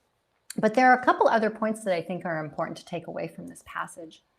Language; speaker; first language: English; native; English